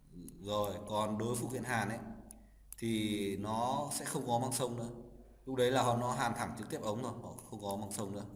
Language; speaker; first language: Vietnamese; native; Vietnamese